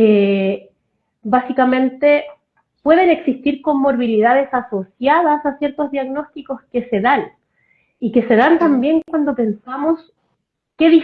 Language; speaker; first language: Spanish; native; Spanish